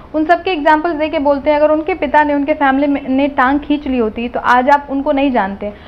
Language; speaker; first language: Hindi; native; Hindi